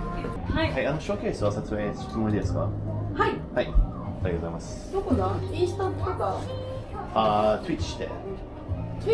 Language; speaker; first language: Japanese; non-native, learner; English